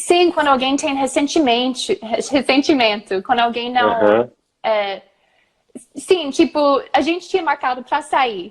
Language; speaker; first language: Portuguese; non-native, fluent; English